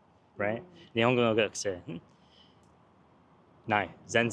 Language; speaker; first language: Japanese; non-native, learner; English